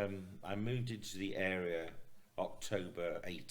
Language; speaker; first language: English; native; English